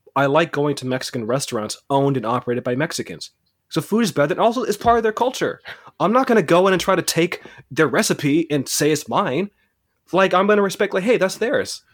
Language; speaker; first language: English; native; English